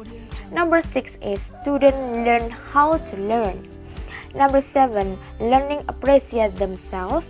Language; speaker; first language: English; non-native, learner; Indonesian